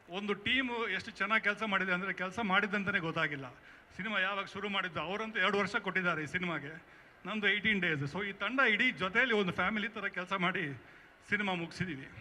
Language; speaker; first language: Kannada; non-native, local second language; Tulu